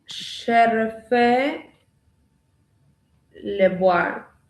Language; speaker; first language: French; non-native, learner; Spanish